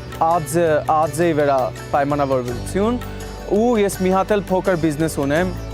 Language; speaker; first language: Armenian; non-native, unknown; Bangla